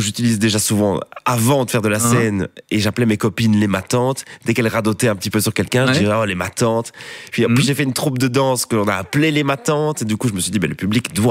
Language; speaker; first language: French; native; French